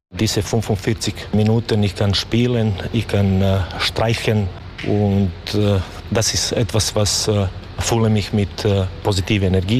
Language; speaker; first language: German; non-native, learner; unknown